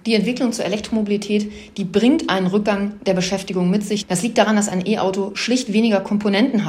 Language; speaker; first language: German; native; German